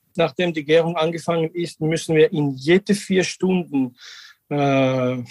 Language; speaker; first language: German; non-native, fluent; Georgian